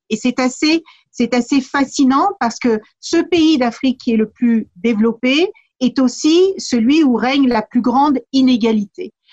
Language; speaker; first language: French; early bilingual, other home language; Kabuverdianu